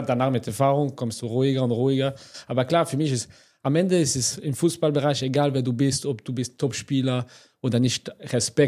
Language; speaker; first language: German; non-native, fluent; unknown